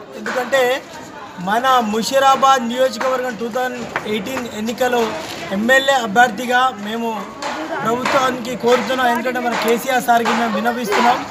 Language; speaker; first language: Telugu; non-native, local second language; Lambadi